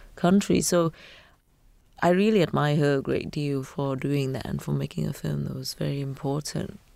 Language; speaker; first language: English; non-native, fluent; Vietnamese